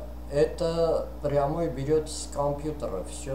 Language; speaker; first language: Russian; non-native, fluent; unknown